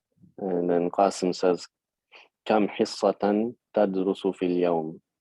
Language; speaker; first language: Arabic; non-native, fluent; English